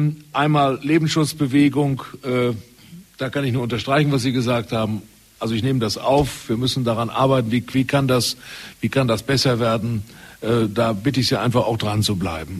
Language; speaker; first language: German; native; German